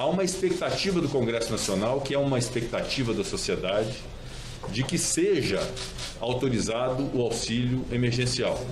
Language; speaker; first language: Portuguese; native; Portuguese